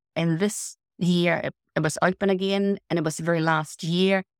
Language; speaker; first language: English; non-native, fluent; Swedish